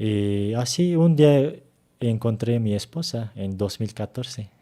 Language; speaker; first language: Spanish; non-native, learner; Turkish